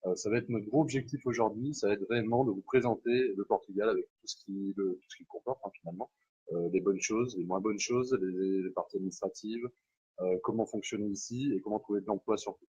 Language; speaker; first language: French; native; French